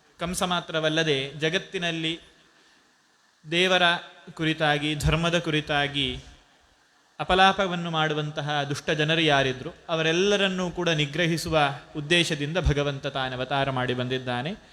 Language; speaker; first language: Kannada; non-native, local second language; Tulu